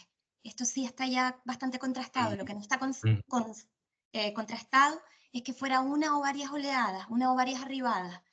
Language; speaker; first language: Spanish; native; Spanish